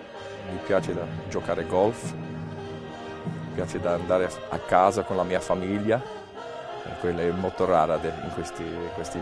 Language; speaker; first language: Italian; non-native, learner; English